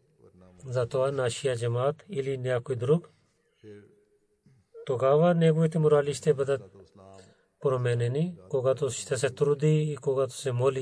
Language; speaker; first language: Bulgarian; non-native, learner; Urdu